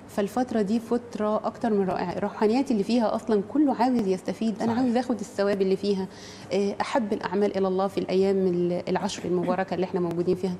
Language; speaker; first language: Arabic; native; Arabic